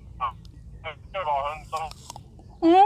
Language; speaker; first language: Norwegian; non-native, learner; Thai